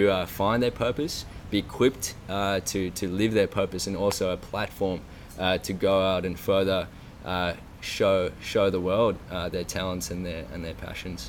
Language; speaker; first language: English; native; English